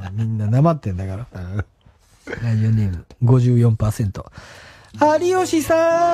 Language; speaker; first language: Japanese; native; Japanese